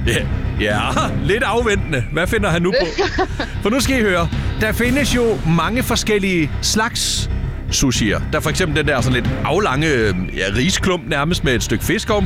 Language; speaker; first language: Danish; native; Danish